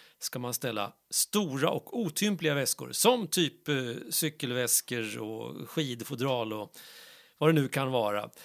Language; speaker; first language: Swedish; native; Swedish